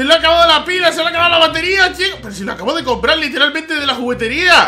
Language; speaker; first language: Spanish; native; Spanish